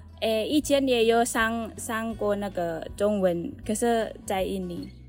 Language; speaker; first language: Chinese; non-native, learner; Indonesian